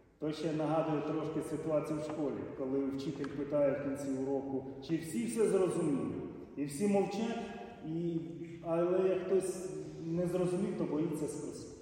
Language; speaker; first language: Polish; non-native, learner; Ukrainian